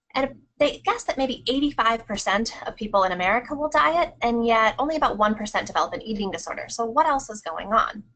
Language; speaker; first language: English; native; English